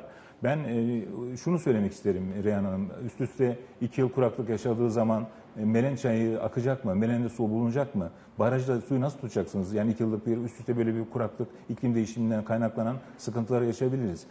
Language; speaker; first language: Turkish; native; Turkish